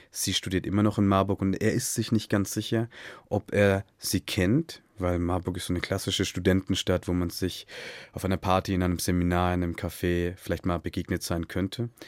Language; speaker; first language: German; early bilingual, other home language; Tamil